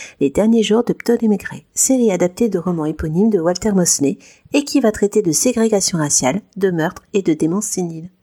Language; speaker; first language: French; native; French